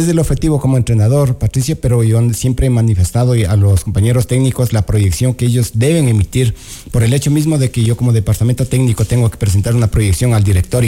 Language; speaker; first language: Spanish; native; Spanish